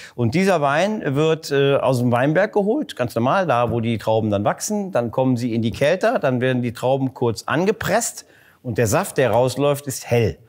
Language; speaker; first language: German; native; German